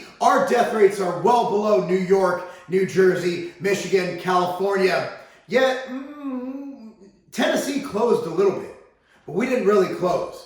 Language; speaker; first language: English; native; English